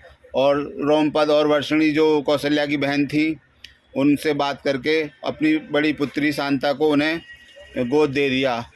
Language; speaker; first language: Hindi; native; Hindi